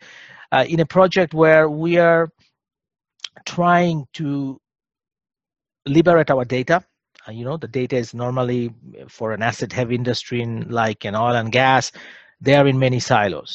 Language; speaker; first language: English; non-native, local second language; Bangla